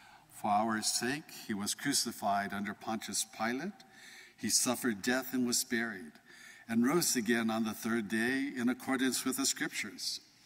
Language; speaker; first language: English; native; English